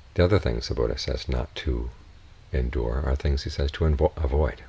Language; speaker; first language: English; native; English